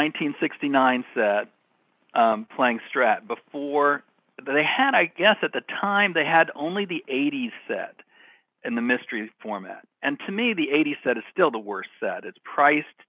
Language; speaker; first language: English; native; English